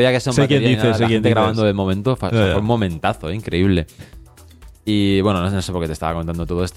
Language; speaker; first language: Spanish; native; Spanish